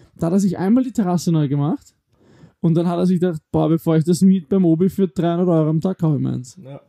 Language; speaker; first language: German; native; German